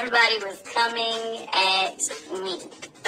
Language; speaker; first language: English; native; English